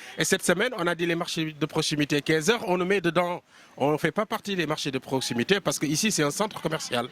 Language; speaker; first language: French; non-native, local second language; Wolof